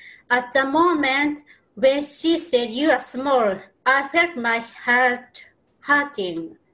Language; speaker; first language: English; non-native, learner; Japanese